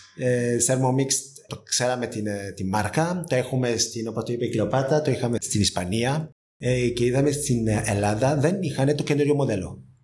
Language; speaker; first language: Greek; non-native, fluent; French